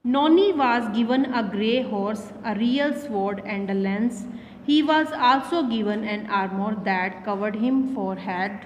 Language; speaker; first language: English; non-native, local second language; Hindi